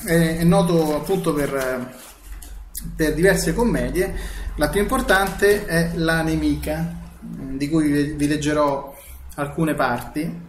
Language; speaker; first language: Italian; native; Italian